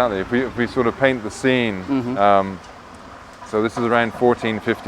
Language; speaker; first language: English; native; English